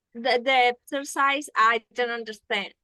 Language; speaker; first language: English; non-native, learner; Spanish